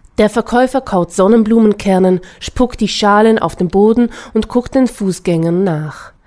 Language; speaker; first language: German; native; German